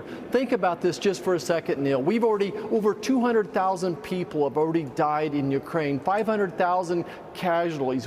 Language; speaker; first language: English; native; English